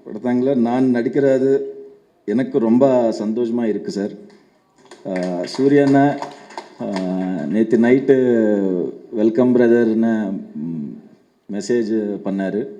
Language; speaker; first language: Tamil; non-native, learner; Telugu